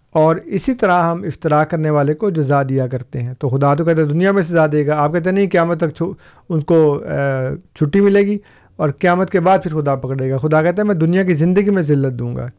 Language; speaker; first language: Urdu; non-native, local second language; Punjabi